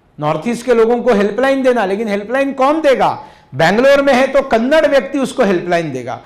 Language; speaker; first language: Hindi; non-native, local second language; Marathi